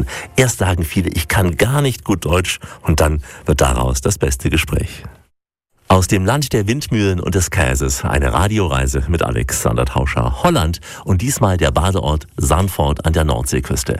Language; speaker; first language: German; native; German